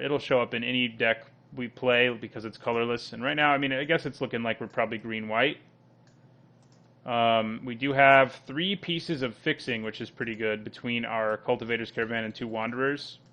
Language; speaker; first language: English; native; English